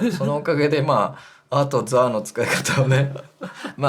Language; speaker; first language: Japanese; native; Japanese